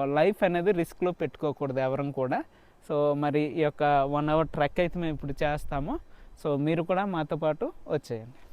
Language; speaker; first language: Telugu; native; Telugu